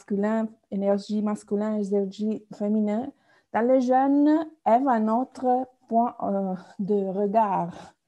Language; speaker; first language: French; non-native, fluent; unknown